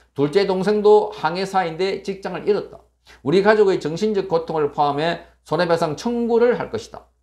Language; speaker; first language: Korean; native; Korean